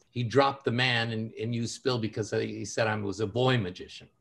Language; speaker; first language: English; native; English